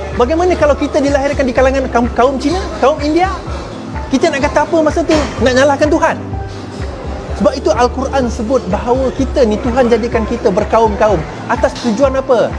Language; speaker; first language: Malay; non-native, local second language; Chinese